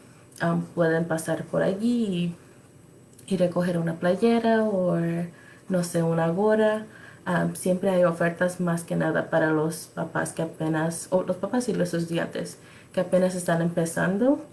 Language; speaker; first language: Spanish; early bilingual, other home language; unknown